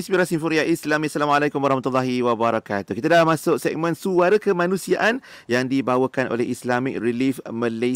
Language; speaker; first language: Malay; native; Malay